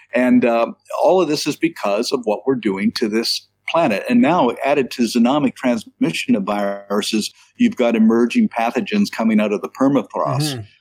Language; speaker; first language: English; native; English